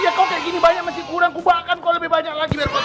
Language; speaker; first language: Indonesian; native; Indonesian